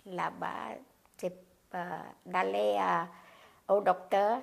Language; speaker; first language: French; non-native, learner; Khmer